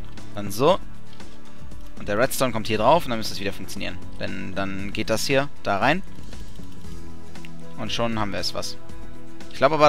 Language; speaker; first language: German; native; German